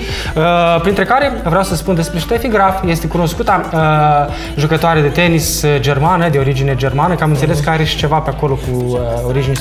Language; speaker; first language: Romanian; native; Romanian